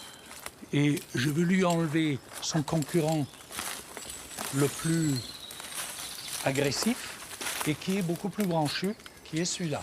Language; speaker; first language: French; native; French